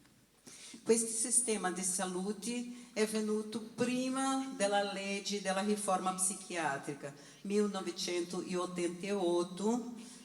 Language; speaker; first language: Italian; non-native, learner; Portuguese